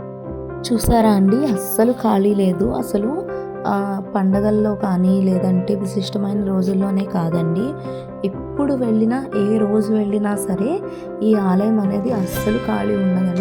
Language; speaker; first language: Telugu; native; Telugu